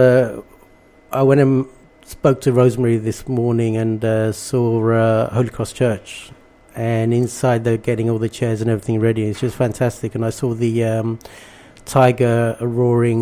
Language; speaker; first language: English; early bilingual, other home language; Bangla